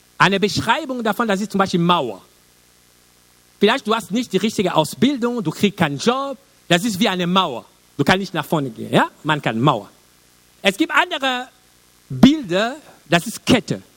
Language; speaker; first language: German; non-native, learner; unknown